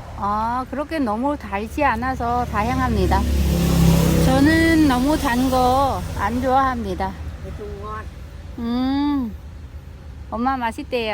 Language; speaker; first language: Korean; non-native, learner; Vietnamese